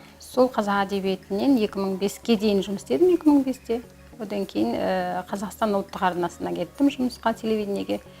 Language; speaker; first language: Kazakh; native; Kazakh